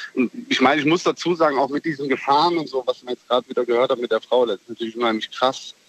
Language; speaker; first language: German; native; German